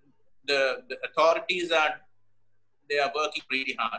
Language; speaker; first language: English; non-native, local second language; Sinhala